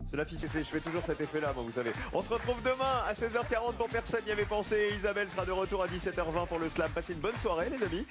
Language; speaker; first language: French; native; French